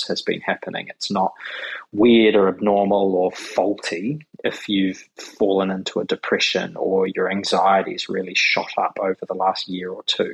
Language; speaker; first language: English; native; English